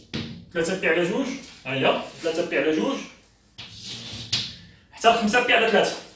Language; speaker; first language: Arabic; native; Arabic